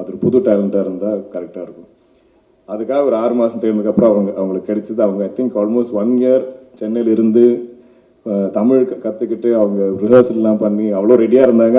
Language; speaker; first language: Tamil; non-native, local second language; Malayalam